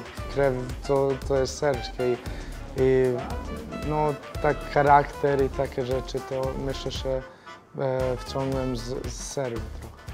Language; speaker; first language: Polish; non-native, fluent; Serbian